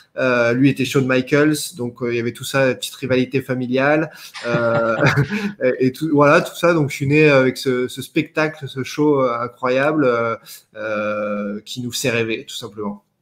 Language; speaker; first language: French; native; French